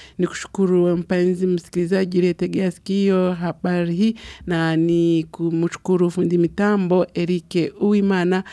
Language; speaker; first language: Swahili; non-native, local second language; Rundi